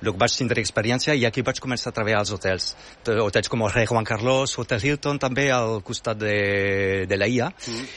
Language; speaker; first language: Catalan; non-native, fluent; French